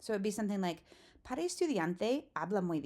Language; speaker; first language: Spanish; non-native, fluent; English